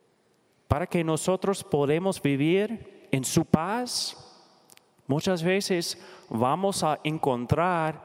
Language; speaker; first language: Spanish; non-native, learner; English